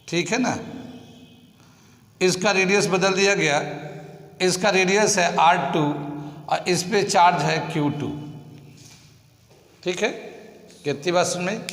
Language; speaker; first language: Hindi; native; Hindi